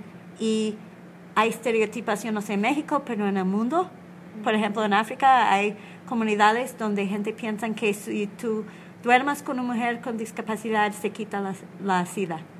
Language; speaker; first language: Spanish; non-native, learner; English